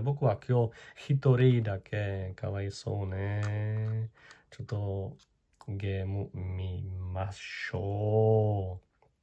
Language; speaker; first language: Japanese; non-native, learner; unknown